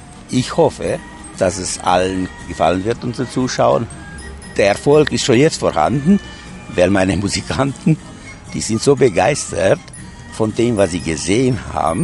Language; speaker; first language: German; native; German